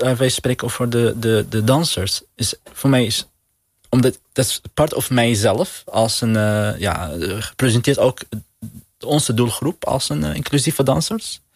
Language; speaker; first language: Dutch; non-native, learner; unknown